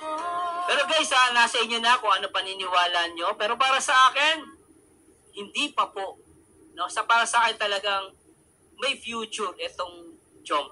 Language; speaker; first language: Filipino; native; Filipino